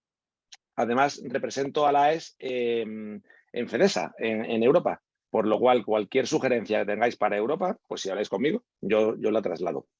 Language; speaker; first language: Spanish; native; Spanish